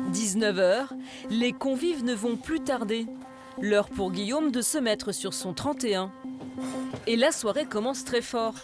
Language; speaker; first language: French; native; French